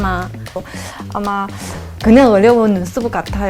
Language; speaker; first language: Korean; non-native, learner; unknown